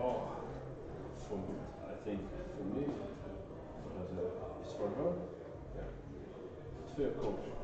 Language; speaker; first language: English; non-native, learner; Norwegian